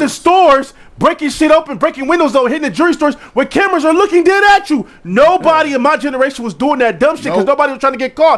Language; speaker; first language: English; native; English